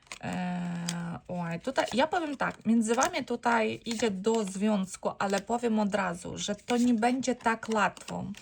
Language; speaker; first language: Polish; non-native, learner; Ukrainian